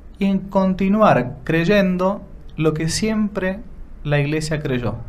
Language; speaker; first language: Spanish; native; Spanish